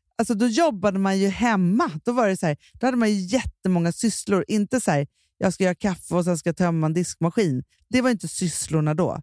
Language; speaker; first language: Swedish; native; Swedish